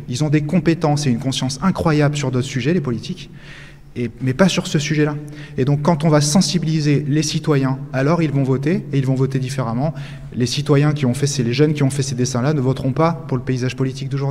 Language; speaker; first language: French; native; French